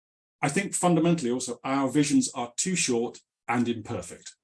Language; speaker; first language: English; native; English